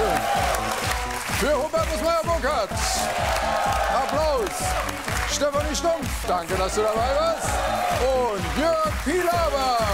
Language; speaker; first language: German; native; German